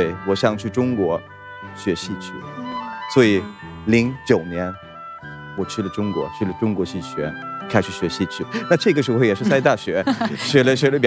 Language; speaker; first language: Chinese; non-native, fluent; Swedish